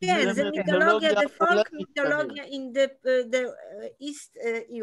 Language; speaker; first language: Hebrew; non-native, learner; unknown